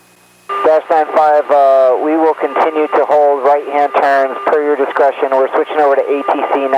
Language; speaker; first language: English; native; English